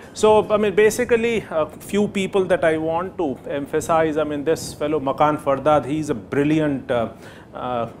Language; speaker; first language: English; non-native, local second language; Hindi